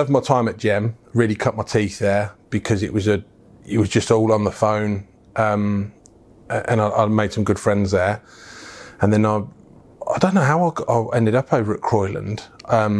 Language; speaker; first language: English; native; English